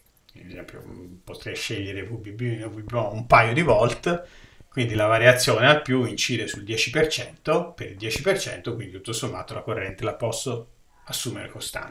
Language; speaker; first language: Italian; native; Italian